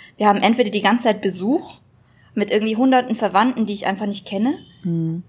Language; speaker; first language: German; early bilingual, other home language; Vietnamese